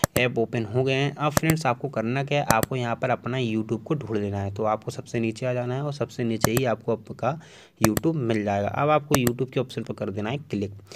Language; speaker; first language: Hindi; native; Hindi